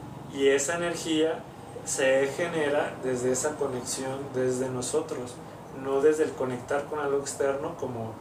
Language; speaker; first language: Spanish; native; Spanish